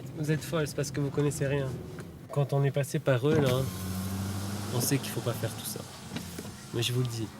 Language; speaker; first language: French; native; French